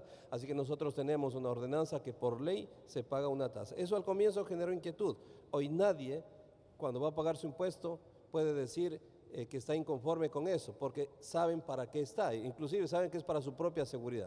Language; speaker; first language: Spanish; native; Spanish